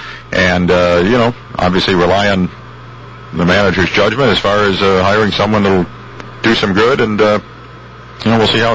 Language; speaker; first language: English; native; English